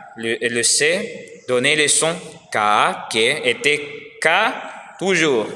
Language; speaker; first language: French; non-native, learner; Spanish